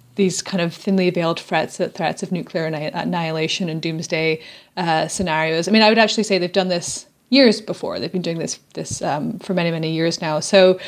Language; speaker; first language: English; native; English